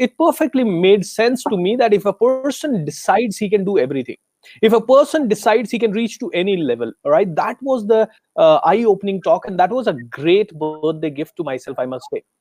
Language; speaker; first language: English; non-native, local second language; Hindi